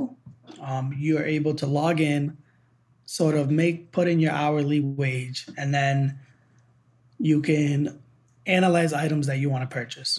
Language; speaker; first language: English; native; English